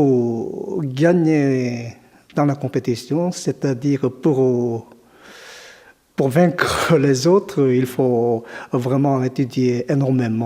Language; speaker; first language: French; non-native, fluent; Korean